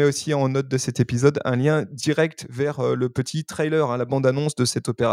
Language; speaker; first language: French; native; French